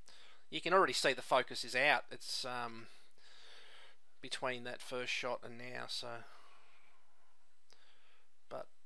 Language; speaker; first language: English; native; English